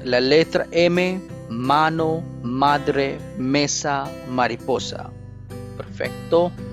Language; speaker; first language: Spanish; non-native, fluent; Bangla